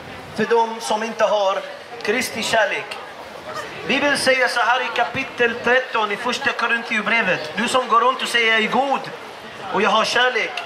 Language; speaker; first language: Swedish; non-native, fluent; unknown